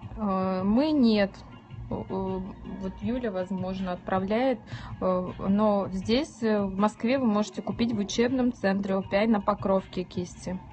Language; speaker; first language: Russian; native; Russian